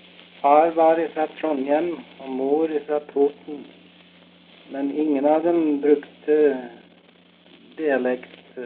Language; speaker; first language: Norwegian; early bilingual, heritage; Norwegian